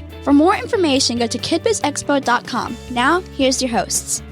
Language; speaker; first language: English; native; English